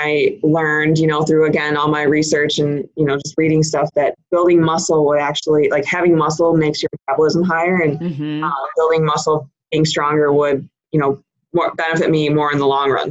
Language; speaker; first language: English; native; English